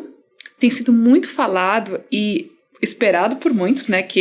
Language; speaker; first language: Portuguese; native; Portuguese